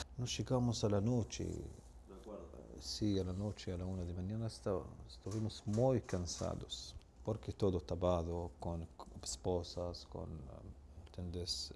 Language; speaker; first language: Spanish; non-native, learner; Arabic